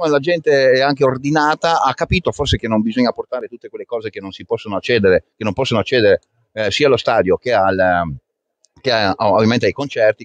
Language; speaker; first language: Italian; native; Italian